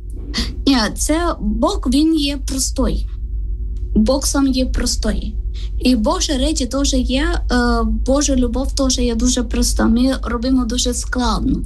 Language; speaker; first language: Ukrainian; non-native, learner; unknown